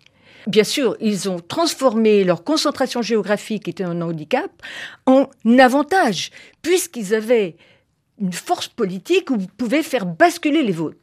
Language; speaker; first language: French; native; French